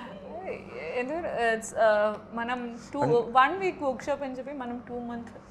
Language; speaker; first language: Telugu; non-native, learner; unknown